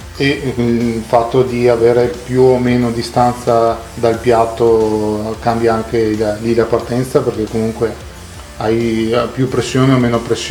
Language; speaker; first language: Italian; native; Italian